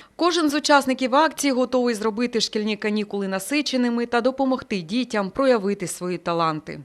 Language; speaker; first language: Ukrainian; native; Ukrainian